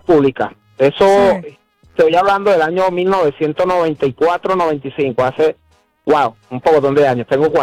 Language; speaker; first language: Spanish; native; Spanish